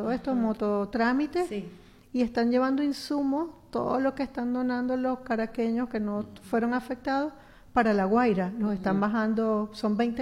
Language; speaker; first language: Spanish; native; Spanish